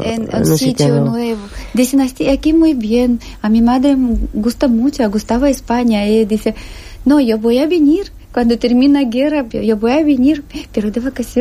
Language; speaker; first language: Spanish; non-native, learner; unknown